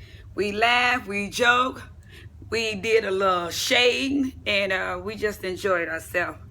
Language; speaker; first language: English; native; English